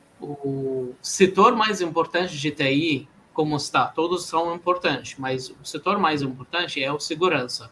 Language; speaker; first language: Portuguese; non-native, fluent; Arabic